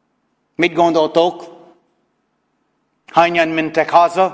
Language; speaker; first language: Hungarian; non-native, fluent; English